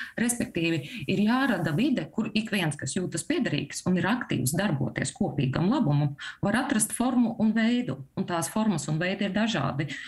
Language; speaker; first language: Latvian; non-native, local second language; Russian